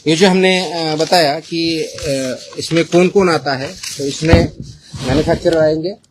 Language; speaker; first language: Hindi; non-native, local second language; Marathi